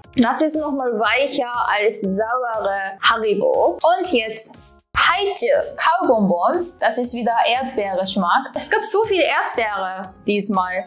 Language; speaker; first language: German; non-native, fluent; Japanese